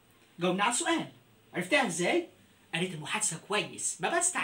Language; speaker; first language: Arabic; native; Arabic